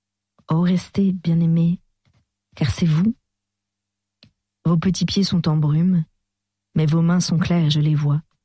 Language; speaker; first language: French; native; French